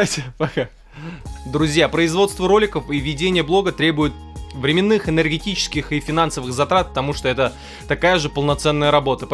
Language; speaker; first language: Russian; native; Russian